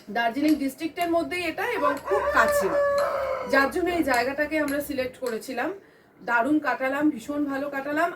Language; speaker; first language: Bangla; native; Bangla